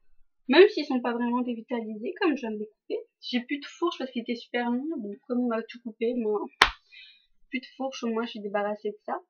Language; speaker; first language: French; native; French